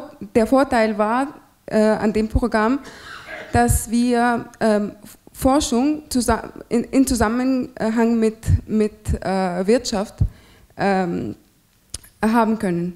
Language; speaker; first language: German; non-native, fluent; Arabic